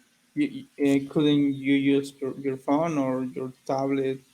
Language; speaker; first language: English; non-native, learner; Spanish